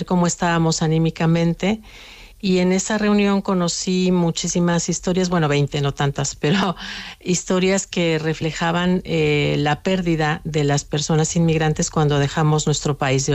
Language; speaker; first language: Spanish; native; Spanish